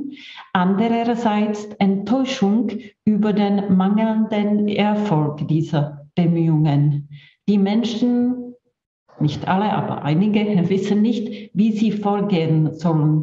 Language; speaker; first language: German; non-native, fluent; Czech